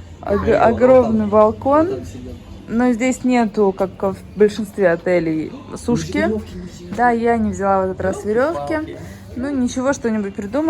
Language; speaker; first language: Russian; native; Russian